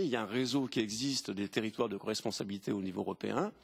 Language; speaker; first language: French; native; French